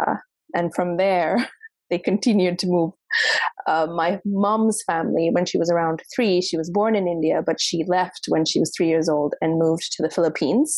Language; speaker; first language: English; non-native, local second language; Sindhi